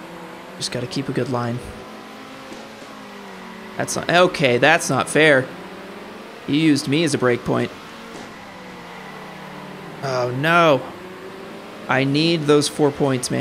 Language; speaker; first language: English; native; English